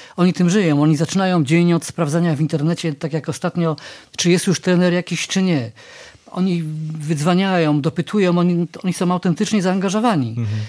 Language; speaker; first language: Polish; native; Polish